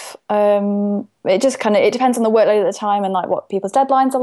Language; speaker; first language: English; native; English